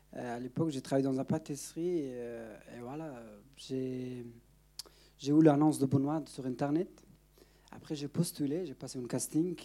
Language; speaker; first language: French; non-native, learner; Persian